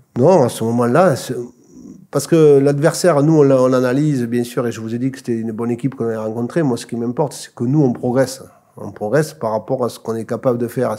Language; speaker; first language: French; native; French